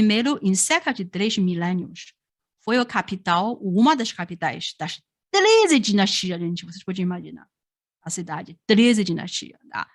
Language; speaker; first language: Portuguese; non-native, fluent; Chinese